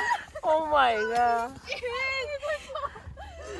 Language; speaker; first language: Chinese; non-native, learner; Tibetan